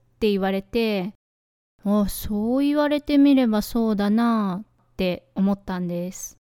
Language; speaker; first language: Japanese; native; Japanese